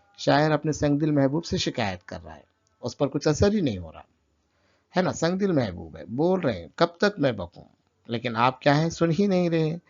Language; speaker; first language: Urdu; native; Urdu